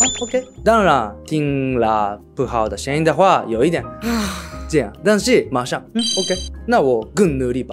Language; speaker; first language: Chinese; non-native, learner; Japanese